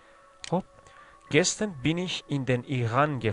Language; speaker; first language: German; non-native, fluent; Persian